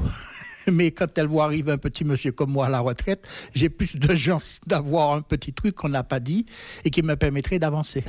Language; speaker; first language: French; native; French